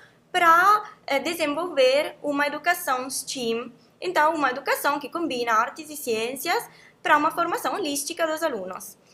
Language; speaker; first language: Portuguese; non-native, fluent; Italian